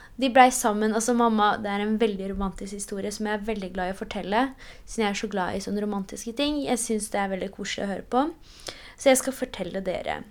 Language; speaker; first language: Norwegian; early bilingual, other home language; Polish